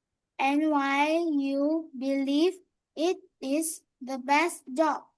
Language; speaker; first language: English; non-native, learner; Vietnamese